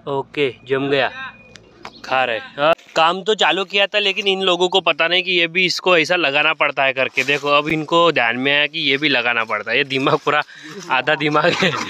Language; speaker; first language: Hindi; non-native, local second language; Marathi